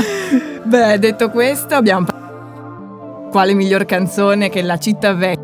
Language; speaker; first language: Italian; native; Italian